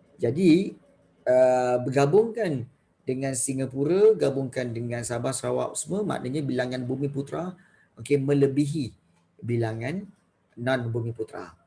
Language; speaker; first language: Malay; native; Malay